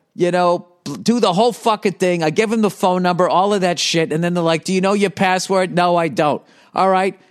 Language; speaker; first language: English; native; English